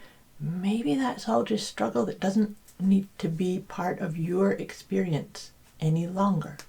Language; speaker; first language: English; native; English